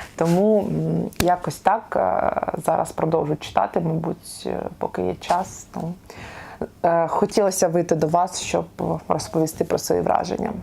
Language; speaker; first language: Ukrainian; non-native, local second language; Russian